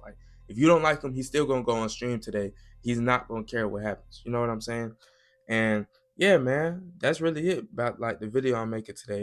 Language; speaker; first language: English; native; English